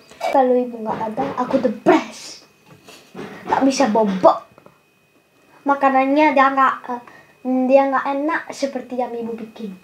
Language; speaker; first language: Indonesian; early bilingual, heritage; Spanish